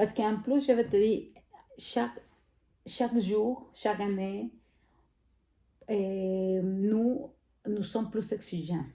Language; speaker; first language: French; non-native, fluent; Spanish